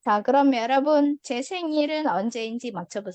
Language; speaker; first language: Korean; non-native, fluent; Indonesian